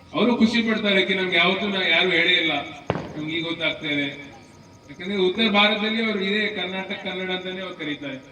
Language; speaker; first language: Kannada; native; Kannada